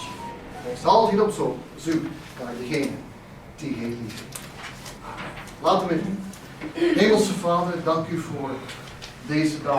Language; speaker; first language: Dutch; non-native, fluent; English